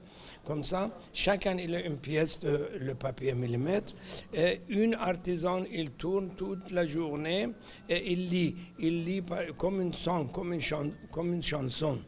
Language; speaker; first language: French; non-native, fluent; Persian